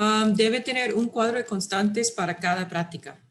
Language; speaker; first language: Spanish; non-native, fluent; English